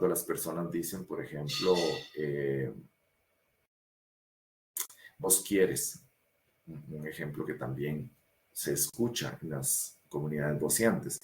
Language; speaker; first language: Spanish; native; Spanish